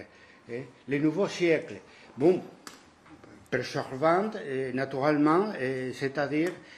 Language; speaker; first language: French; non-native, fluent; Spanish